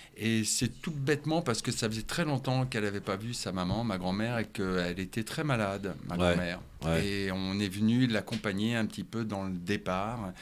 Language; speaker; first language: French; native; French